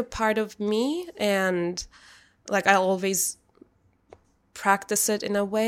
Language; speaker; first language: English; non-native, fluent; Turkish